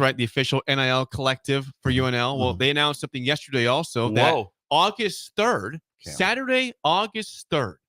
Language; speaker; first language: English; native; English